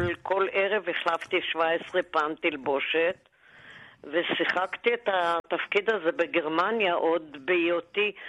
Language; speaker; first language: Hebrew; non-native, local second language; German